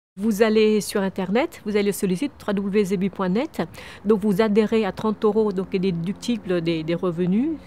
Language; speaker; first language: French; early bilingual, other home language; Vietnamese